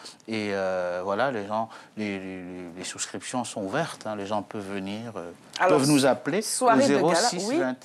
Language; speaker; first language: French; native; French